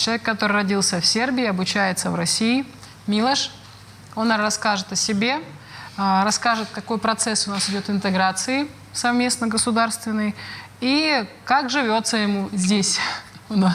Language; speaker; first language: Russian; native; Russian